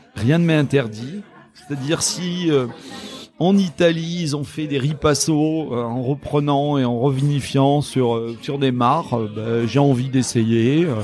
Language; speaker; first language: French; native; French